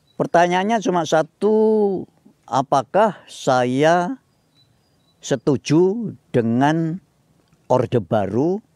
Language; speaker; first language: Indonesian; native; Indonesian